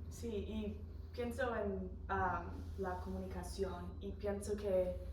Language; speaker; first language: Spanish; non-native, fluent; English